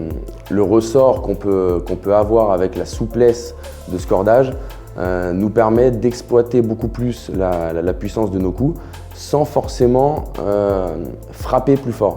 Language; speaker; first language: French; native; French